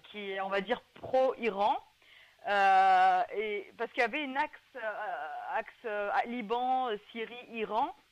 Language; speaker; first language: French; native; French